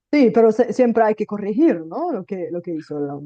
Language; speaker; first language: Spanish; non-native, fluent; Bulgarian